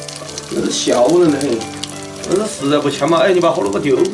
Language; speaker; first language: Chinese; native; Chinese